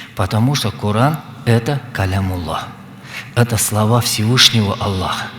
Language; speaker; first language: Russian; non-native, local second language; Kazakh